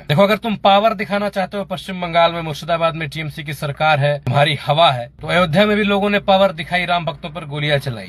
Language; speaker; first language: Hindi; native; Hindi